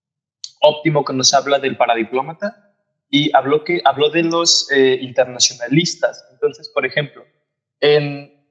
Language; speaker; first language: Spanish; native; Spanish